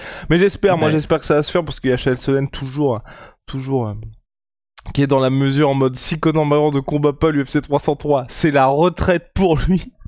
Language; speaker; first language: French; native; French